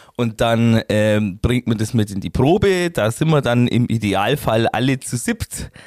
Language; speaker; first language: German; native; German